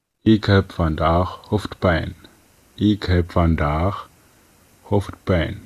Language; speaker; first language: Dutch; non-native, fluent; Tigrinya